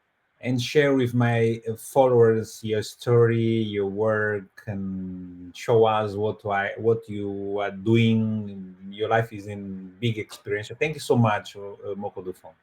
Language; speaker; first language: English; non-native, fluent; Portuguese